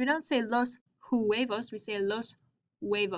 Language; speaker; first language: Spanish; non-native, fluent; English